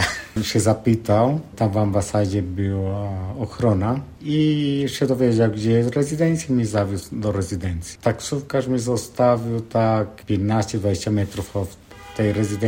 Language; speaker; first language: Polish; non-native, fluent; Spanish